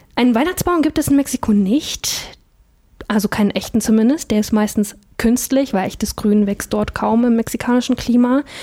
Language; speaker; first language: German; early bilingual, other home language; Russian